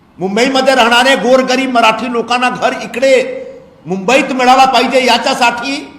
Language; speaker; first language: Marathi; non-native, local second language; Hindi